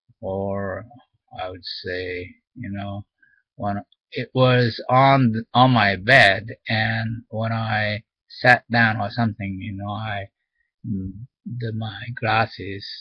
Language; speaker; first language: English; non-native, learner; Japanese